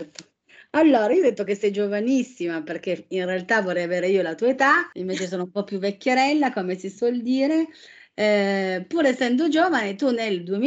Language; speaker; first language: Italian; native; Italian